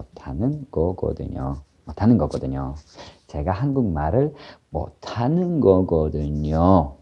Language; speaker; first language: Korean; non-native, fluent; Ukrainian